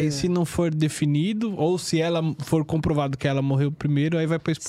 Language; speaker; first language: Portuguese; native; Portuguese